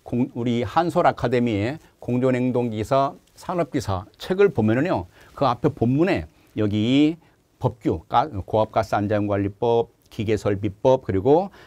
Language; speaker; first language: Korean; native; Korean